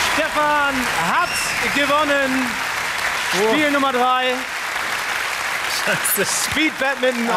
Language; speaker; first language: German; native; German